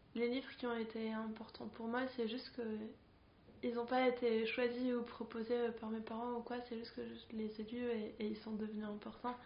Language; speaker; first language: French; non-native, fluent; Spanish